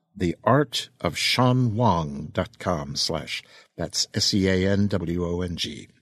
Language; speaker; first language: English; native; English